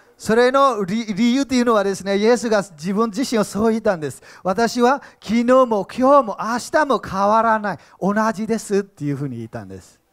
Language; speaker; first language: Japanese; native; Japanese